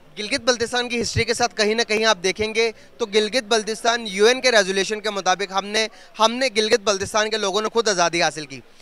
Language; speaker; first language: Hindi; native; Hindi